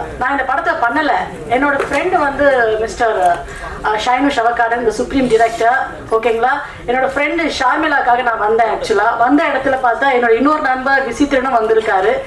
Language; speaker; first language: Tamil; non-native, local second language; Telugu